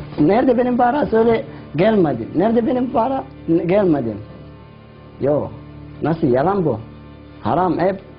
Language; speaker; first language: Turkish; non-native, learner; Somali